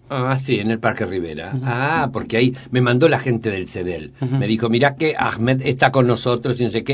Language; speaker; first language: Spanish; native; Spanish